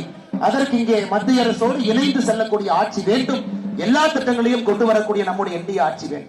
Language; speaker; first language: Tamil; native; Tamil